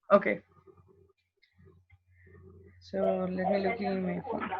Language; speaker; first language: English; non-native, learner; Spanish